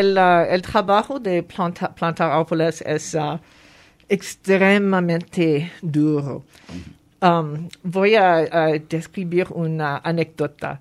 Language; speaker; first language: Spanish; non-native, fluent; French